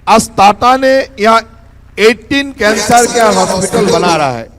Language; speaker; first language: Hindi; non-native, local second language; Assamese